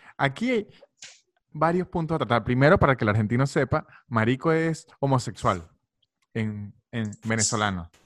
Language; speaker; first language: Spanish; native; Spanish